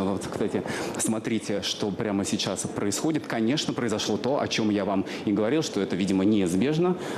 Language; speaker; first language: Russian; native; Russian